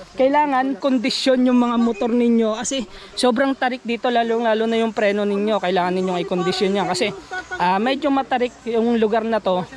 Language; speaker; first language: Filipino; native; Filipino